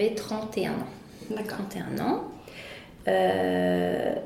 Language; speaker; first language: French; native; French